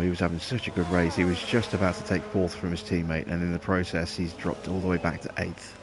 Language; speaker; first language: English; native; English